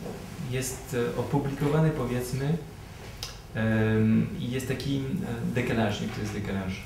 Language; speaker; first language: Polish; non-native, fluent; French